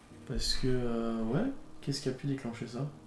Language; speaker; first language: French; native; French